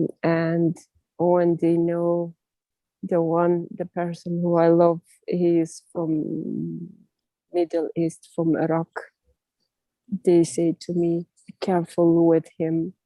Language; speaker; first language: English; non-native, learner; Russian